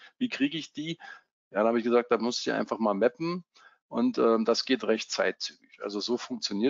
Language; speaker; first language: German; native; German